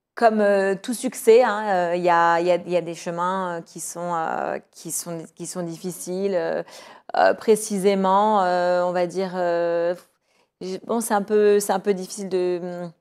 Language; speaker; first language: French; native; French